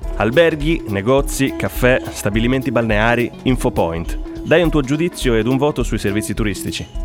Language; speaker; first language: Italian; native; Italian